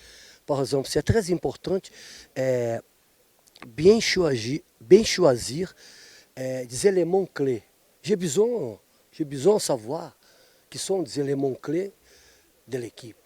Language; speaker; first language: French; non-native, fluent; Portuguese